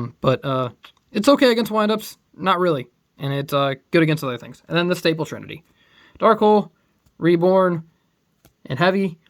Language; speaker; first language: English; native; English